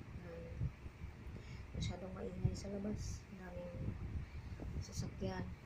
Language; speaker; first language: Filipino; non-native, local second language; Cebuano